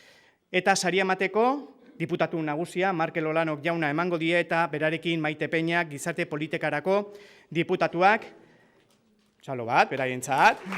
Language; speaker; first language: Basque; native; Basque